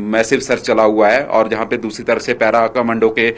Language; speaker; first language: Hindi; native; Hindi